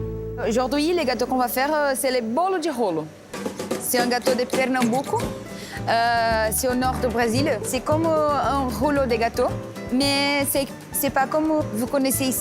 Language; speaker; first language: French; non-native, learner; Portuguese